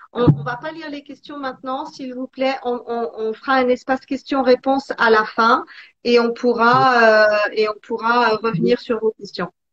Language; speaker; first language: French; early bilingual, other home language; Italian